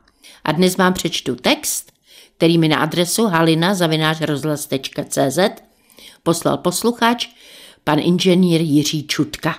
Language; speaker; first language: Czech; native; Czech